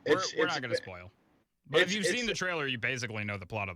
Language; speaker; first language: English; native; English